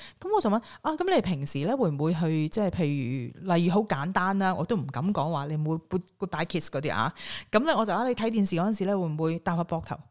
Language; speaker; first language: Cantonese; native; Cantonese